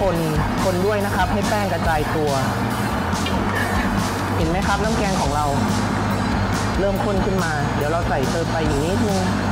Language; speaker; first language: Thai; native; Thai